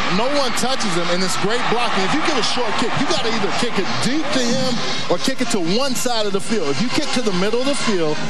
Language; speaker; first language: English; native; English